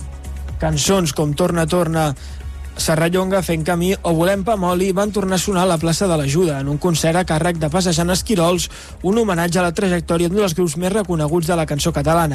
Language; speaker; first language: Catalan; native; Catalan